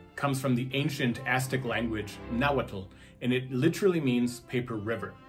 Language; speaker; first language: English; non-native, fluent; Spanish